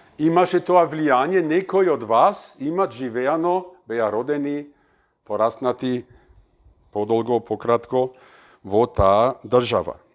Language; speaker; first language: Macedonian; non-native, fluent; German